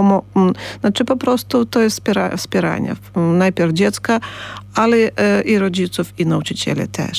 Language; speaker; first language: Polish; non-native, fluent; Ukrainian